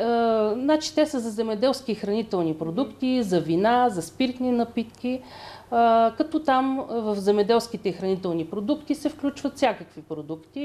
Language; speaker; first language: Bulgarian; native; Bulgarian